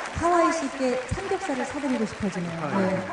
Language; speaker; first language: Korean; native; Korean